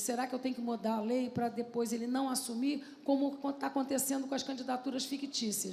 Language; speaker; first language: Portuguese; native; Portuguese